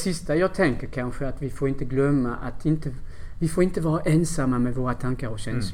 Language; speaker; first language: Swedish; non-native, fluent; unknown